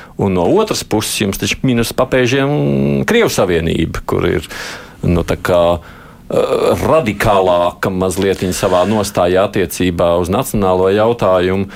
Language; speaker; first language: Latvian; native; Latvian